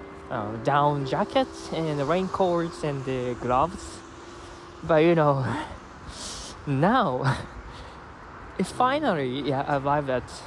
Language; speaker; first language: English; non-native, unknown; Japanese